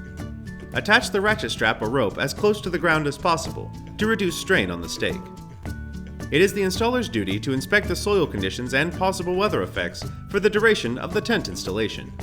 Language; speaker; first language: English; native; English